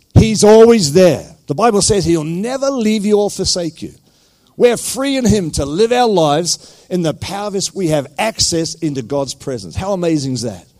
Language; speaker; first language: English; native; English